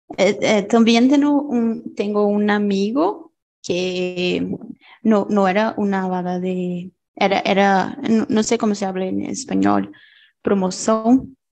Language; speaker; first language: Spanish; non-native, learner; Portuguese